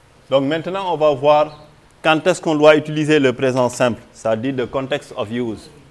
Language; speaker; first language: French; non-native, local second language; Wolof